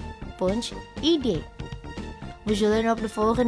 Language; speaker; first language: Dutch; non-native, fluent; Indonesian